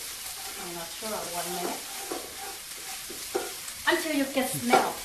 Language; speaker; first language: English; non-native, learner; Thai